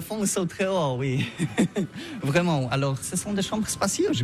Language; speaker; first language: French; non-native, learner; Polish